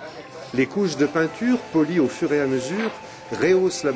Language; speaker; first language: French; native; French